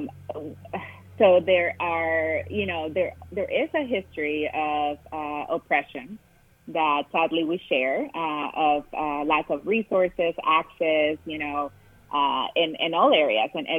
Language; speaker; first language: English; non-native, fluent; Spanish